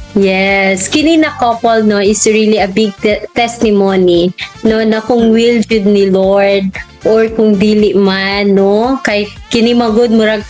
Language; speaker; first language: Cebuano; native; Cebuano